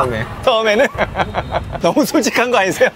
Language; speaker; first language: Korean; native; Korean